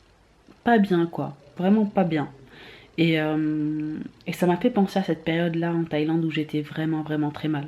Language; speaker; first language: French; native; French